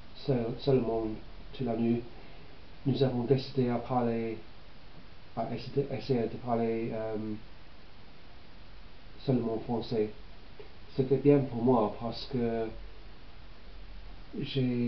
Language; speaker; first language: French; non-native, learner; English